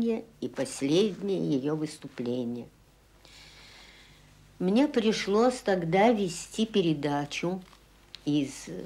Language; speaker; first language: Russian; native; Russian